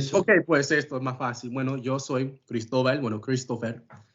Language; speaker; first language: Spanish; non-native, fluent; English